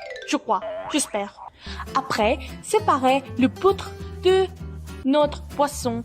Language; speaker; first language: French; non-native, learner; Spanish